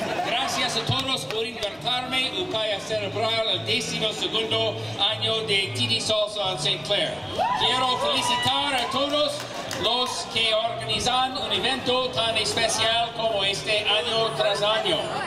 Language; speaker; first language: Spanish; non-native, learner; English